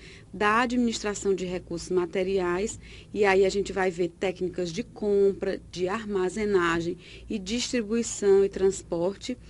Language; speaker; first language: Portuguese; native; Portuguese